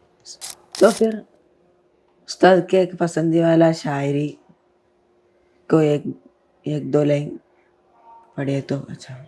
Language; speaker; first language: Hindi; non-native, learner; Malayalam